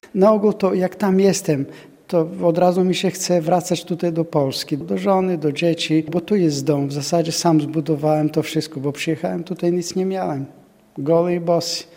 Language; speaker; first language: Polish; non-native, fluent; Bulgarian